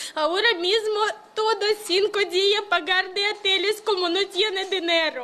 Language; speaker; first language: Spanish; non-native, learner; Russian